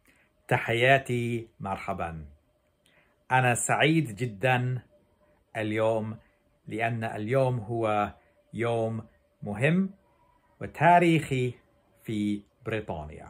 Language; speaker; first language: Arabic; non-native, fluent; English